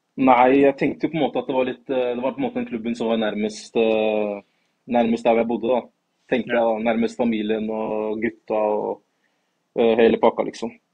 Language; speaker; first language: Norwegian; early bilingual, other home language; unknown